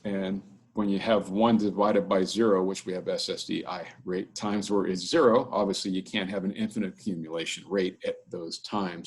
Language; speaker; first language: English; native; English